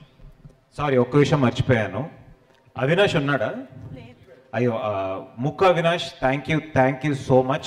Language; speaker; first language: Telugu; native; Telugu